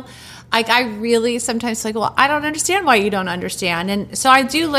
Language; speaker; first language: English; native; English